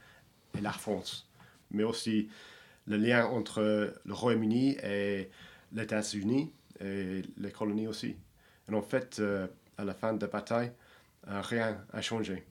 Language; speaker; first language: French; non-native, fluent; English